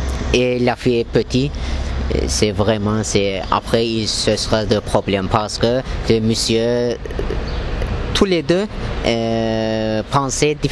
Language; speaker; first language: French; non-native, learner; Azerbaijani